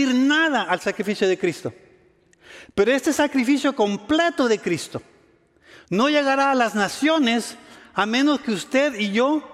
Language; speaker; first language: Spanish; native; Spanish